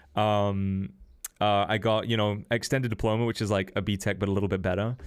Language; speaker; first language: English; native; English